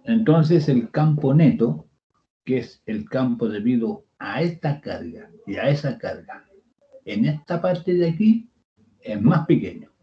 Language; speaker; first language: Spanish; native; Spanish